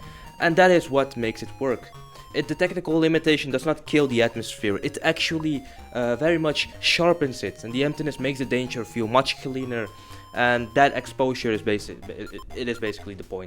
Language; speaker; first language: English; non-native, fluent; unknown